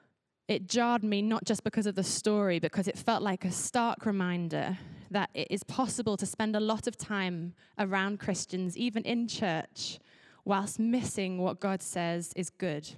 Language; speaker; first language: English; native; English